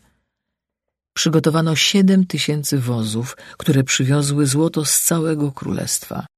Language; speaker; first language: Polish; native; Polish